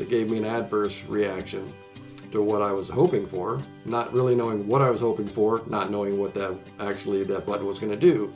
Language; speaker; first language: English; native; English